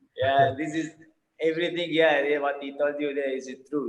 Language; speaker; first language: English; non-native, fluent; Arabic